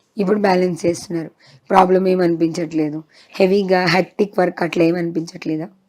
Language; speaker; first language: Telugu; native; Telugu